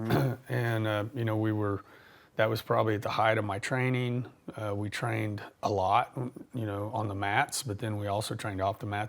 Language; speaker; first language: English; native; English